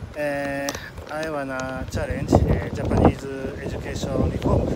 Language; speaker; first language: English; non-native, learner; Japanese